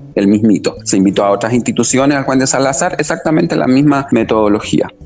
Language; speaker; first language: Spanish; native; Spanish